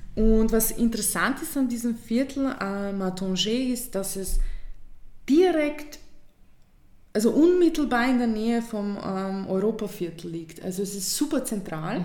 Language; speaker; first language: German; early bilingual, other home language; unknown